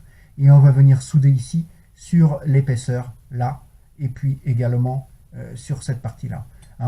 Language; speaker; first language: French; native; French